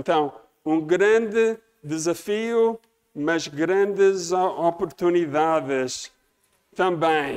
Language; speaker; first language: Portuguese; non-native, fluent; English